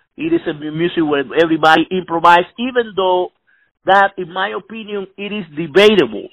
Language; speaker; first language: English; non-native, fluent; Spanish